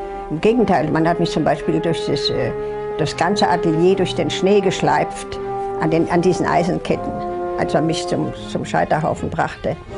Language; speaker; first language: German; native; German